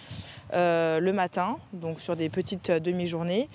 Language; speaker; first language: French; native; French